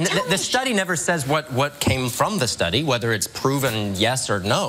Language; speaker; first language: English; native; English